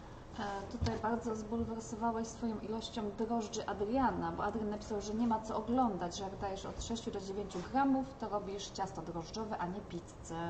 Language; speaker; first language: Polish; native; Polish